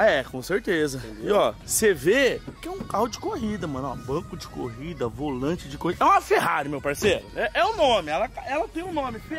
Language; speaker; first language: Portuguese; native; Portuguese